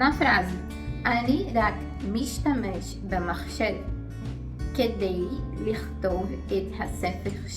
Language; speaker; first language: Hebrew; non-native, fluent; Portuguese